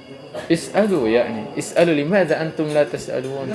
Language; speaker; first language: Arabic; non-native, fluent; Indonesian